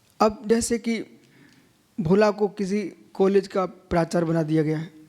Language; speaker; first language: Hindi; native; Hindi